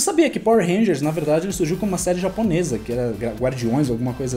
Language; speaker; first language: Portuguese; native; Portuguese